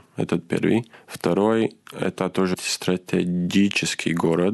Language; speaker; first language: Russian; non-native, fluent; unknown